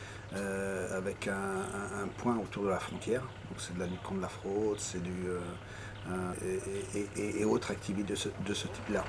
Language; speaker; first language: French; native; French